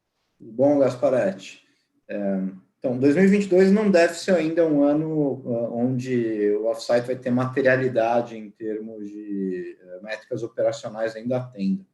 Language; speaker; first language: Portuguese; native; Portuguese